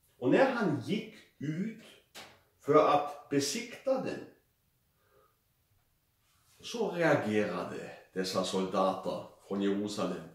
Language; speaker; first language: Swedish; non-native, fluent; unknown